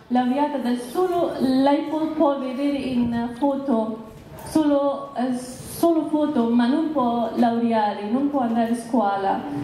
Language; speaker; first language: Italian; non-native, learner; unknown